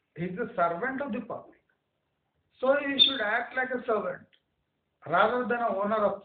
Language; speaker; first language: English; non-native, local second language; Telugu